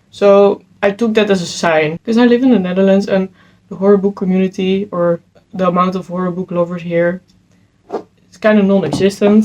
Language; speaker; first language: English; non-native, fluent; Dutch